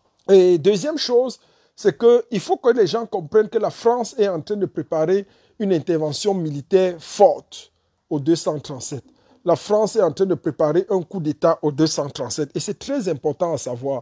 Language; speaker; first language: French; native; French